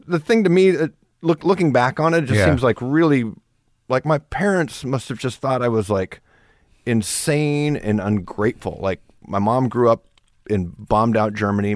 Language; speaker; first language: English; early bilingual, other home language; German